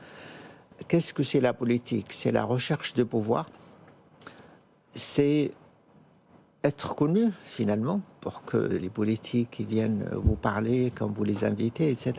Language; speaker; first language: French; non-native, fluent; Arabic